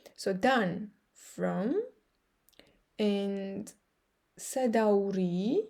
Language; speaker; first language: English; non-native, fluent; Georgian